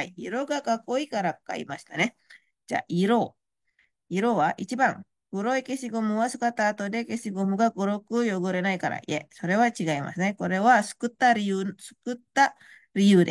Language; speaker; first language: Japanese; non-native, fluent; Indonesian